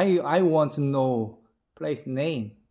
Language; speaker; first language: English; non-native, learner; Korean